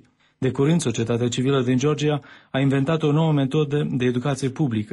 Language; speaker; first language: Romanian; native; Romanian